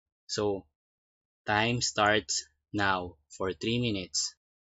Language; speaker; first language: English; non-native, local second language; Filipino